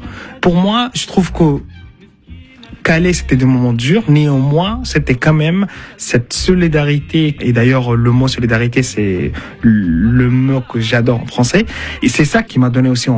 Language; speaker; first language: French; non-native, fluent; Arabic